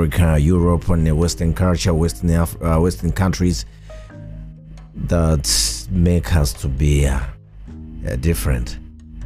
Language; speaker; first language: English; non-native, local second language; Swahili